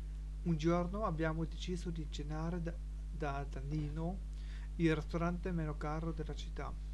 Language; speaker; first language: Italian; non-native, learner; German